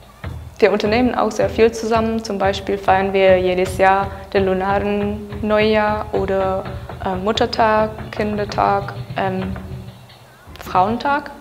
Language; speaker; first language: German; non-native, fluent; Czech